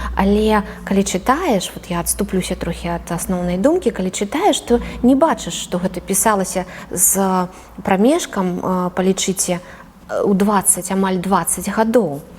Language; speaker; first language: Belarusian; native; Belarusian